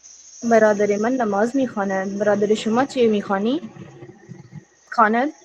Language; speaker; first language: Persian; non-native, learner; Urdu